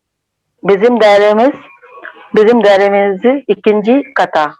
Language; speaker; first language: Turkish; non-native, learner; Urdu